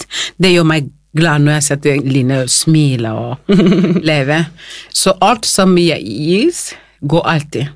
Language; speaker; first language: Norwegian; non-native, fluent; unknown